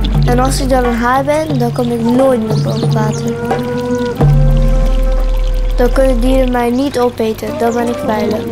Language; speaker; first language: Dutch; early bilingual, other home language; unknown